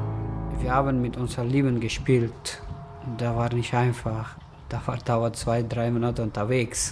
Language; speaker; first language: German; non-native, learner; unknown